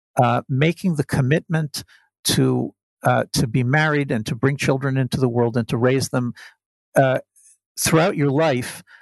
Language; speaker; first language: English; native; English